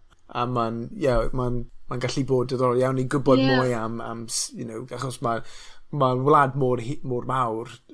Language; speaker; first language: Welsh; non-native, local second language; English